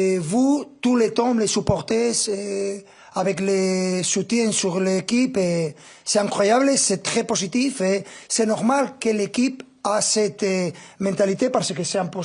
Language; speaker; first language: French; non-native, fluent; Spanish